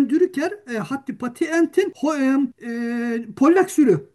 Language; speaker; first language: German; non-native, learner; Turkish